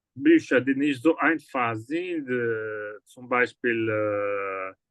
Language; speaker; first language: German; non-native, learner; Portuguese